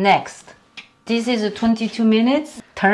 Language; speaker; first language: English; non-native, learner; Chinese